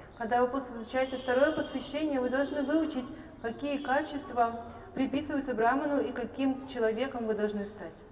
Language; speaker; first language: Russian; native; Russian